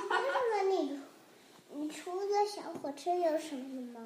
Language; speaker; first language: Chinese; early bilingual, heritage; Chinese